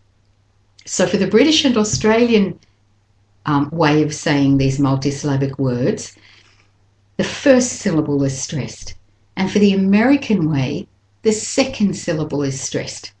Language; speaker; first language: English; native; English